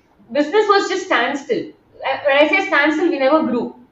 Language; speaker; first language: English; non-native, local second language; Tamil